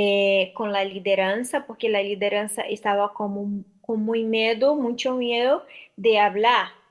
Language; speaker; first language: Spanish; non-native, learner; Portuguese